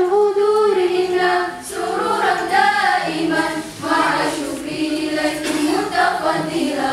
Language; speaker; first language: Arabic; non-native, learner; Indonesian